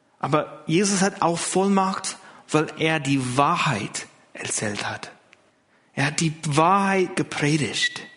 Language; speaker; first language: German; non-native, fluent; English